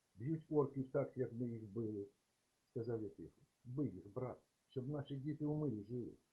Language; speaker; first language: Ukrainian; native; Ukrainian